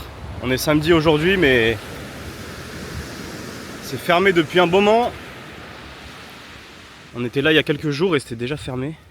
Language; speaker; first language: French; native; French